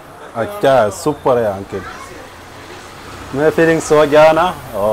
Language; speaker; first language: Hindi; non-native, learner; Arabic